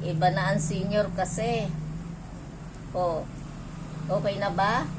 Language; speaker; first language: Filipino; native; Filipino